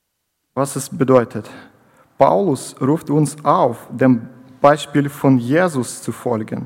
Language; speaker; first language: German; non-native, learner; Ukrainian